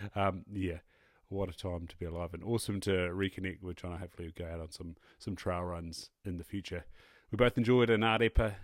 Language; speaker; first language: English; native; English